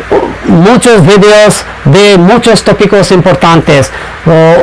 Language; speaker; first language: Spanish; non-native, fluent; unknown